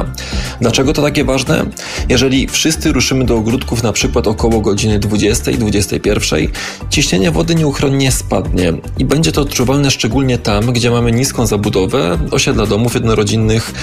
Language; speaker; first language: Polish; native; Polish